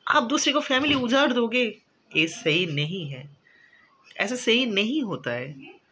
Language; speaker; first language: Hindi; non-native, local second language; Bangla